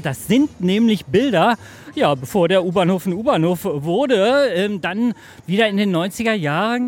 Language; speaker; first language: German; native; German